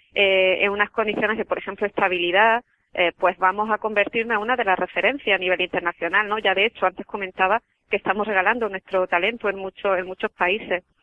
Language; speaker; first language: Spanish; native; Spanish